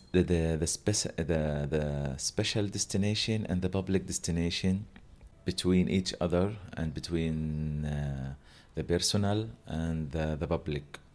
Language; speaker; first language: English; non-native, learner; Arabic